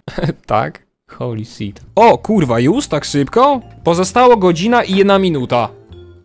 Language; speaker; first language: Polish; native; Polish